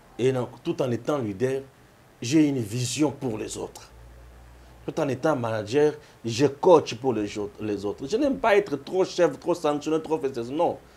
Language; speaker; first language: French; non-native, local second language; Lingala